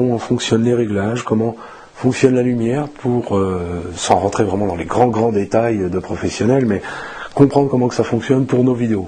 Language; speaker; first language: French; native; French